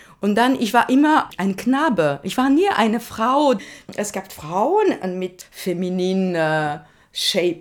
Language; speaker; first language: German; non-native, learner; French